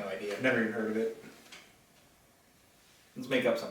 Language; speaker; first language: English; native; English